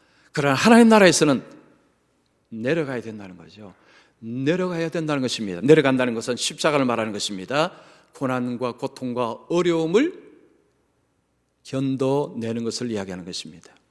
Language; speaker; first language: Korean; native; Korean